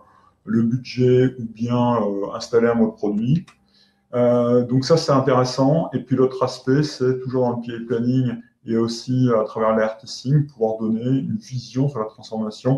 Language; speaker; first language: French; native; French